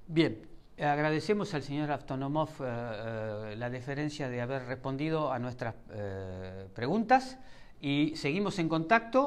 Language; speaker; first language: Spanish; native; Spanish